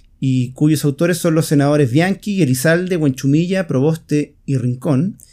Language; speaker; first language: Spanish; native; Spanish